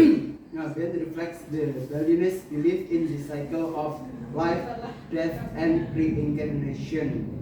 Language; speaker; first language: English; non-native, learner; Indonesian